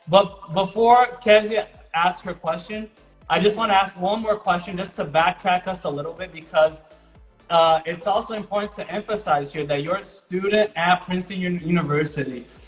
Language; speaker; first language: English; non-native, fluent; Portuguese